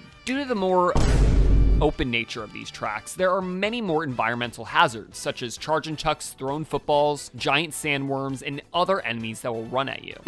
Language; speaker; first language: English; native; English